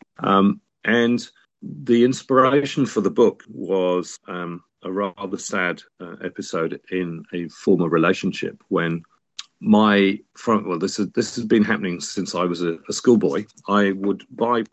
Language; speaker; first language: English; native; English